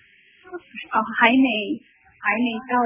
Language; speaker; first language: Chinese; non-native, learner; Korean